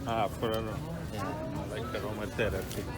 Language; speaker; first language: English; non-native, learner; Bulgarian